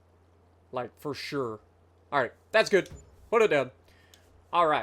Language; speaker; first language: English; native; English